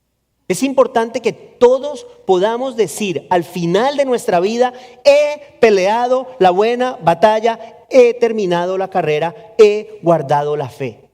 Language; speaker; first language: Spanish; native; Spanish